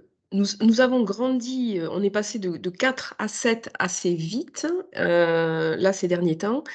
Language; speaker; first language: French; native; French